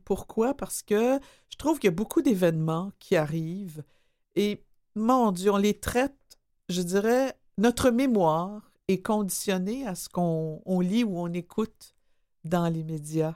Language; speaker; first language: French; native; French